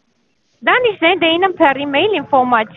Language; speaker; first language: German; non-native, learner; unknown